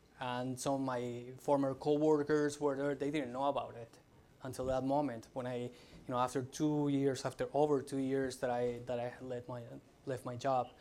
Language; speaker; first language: English; non-native, fluent; Spanish